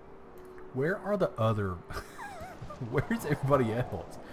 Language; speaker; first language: English; native; English